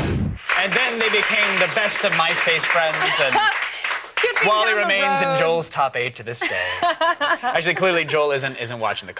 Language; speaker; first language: English; native; English